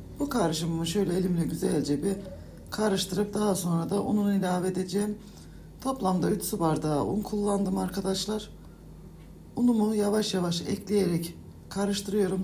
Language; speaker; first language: Turkish; native; Turkish